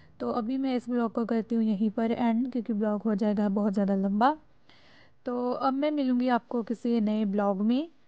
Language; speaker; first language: Hindi; non-native, local second language; Punjabi